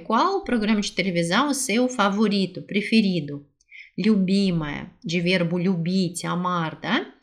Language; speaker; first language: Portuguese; non-native, fluent; Russian